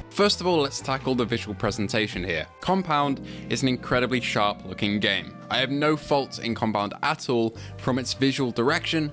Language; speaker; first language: English; native; English